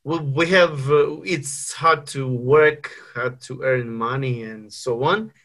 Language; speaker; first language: English; non-native, fluent; Ukrainian